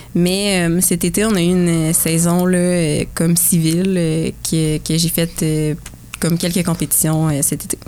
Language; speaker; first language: French; native; French